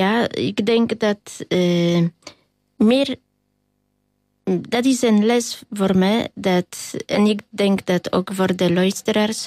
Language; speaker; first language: Dutch; non-native, learner; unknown